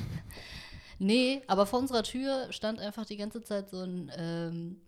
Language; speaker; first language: German; early bilingual, other home language; Vietnamese